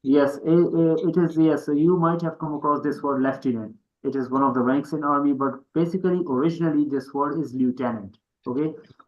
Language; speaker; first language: English; non-native, fluent; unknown